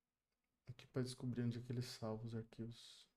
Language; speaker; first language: Portuguese; native; Portuguese